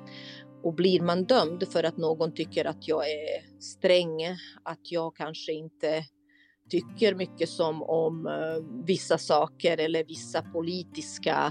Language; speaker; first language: Swedish; non-native, fluent; Bosnian